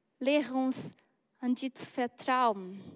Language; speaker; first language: German; non-native, learner; Portuguese